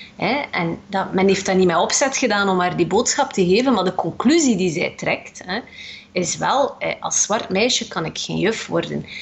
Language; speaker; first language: Dutch; early bilingual, other home language; Arabic